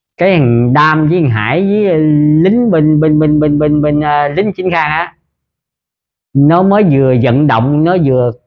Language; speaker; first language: Vietnamese; early bilingual, heritage; Vietnamese